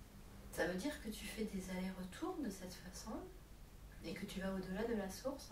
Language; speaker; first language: French; native; French